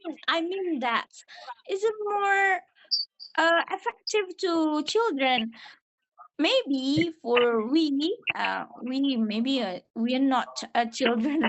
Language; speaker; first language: English; non-native, learner; Indonesian